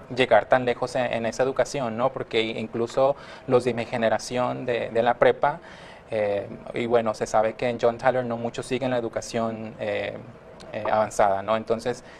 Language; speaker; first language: Spanish; early bilingual, heritage; Spanish